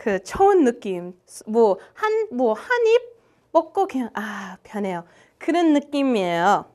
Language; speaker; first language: Korean; non-native, learner; English